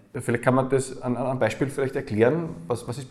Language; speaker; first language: German; native; German